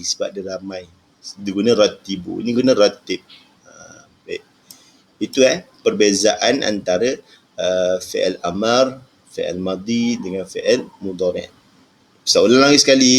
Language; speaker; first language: Malay; native; Malay